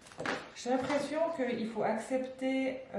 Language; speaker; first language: French; native; French